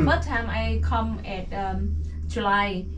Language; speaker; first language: English; non-native, learner; Vietnamese